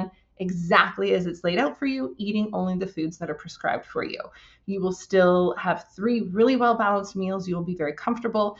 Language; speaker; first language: English; native; English